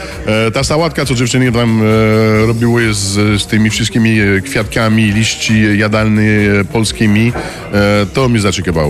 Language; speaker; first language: Polish; non-native, fluent; Spanish